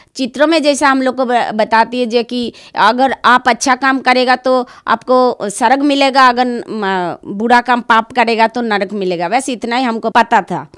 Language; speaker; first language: Hindi; non-native, local second language; Bangla